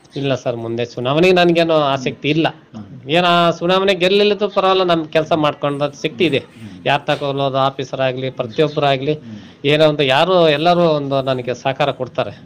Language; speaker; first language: Kannada; non-native, local second language; Telugu